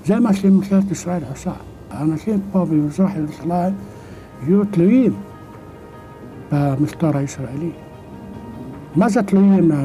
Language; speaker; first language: Hebrew; non-native, local second language; Arabic